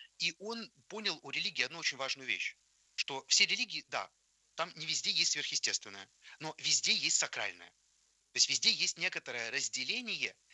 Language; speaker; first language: Russian; native; Russian